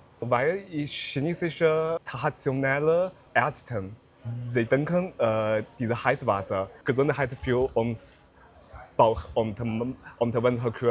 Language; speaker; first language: German; non-native, learner; Chinese